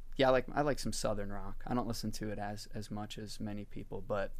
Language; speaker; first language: English; native; English